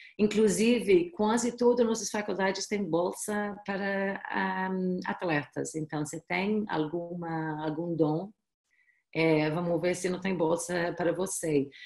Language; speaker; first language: Portuguese; non-native, fluent; English